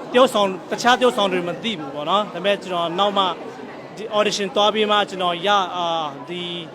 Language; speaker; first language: Burmese; non-native, local second language; Tedim Chin